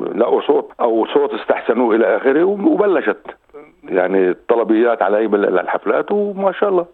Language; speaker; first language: Arabic; native; Arabic